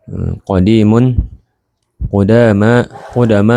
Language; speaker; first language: Arabic; non-native, learner; Indonesian